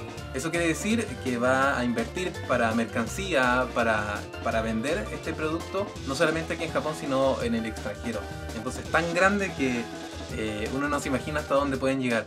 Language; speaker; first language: Spanish; native; Spanish